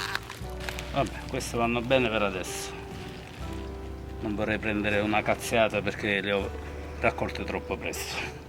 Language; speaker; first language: Italian; native; Italian